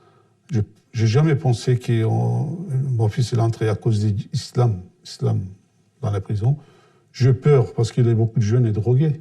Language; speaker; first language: French; non-native, learner; Turkish